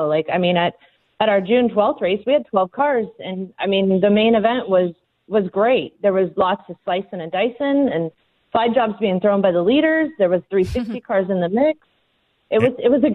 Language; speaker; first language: English; native; English